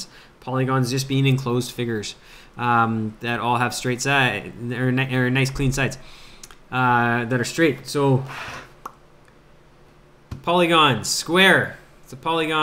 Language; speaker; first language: English; native; English